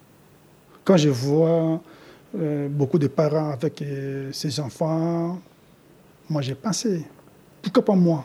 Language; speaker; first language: French; non-native, local second language; Lingala